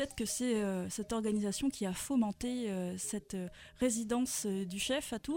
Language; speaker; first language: French; native; French